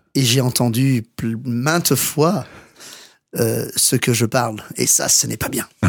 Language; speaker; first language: French; native; French